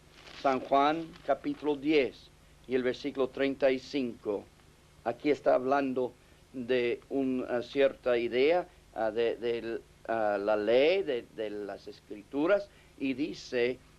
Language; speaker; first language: Spanish; non-native, fluent; English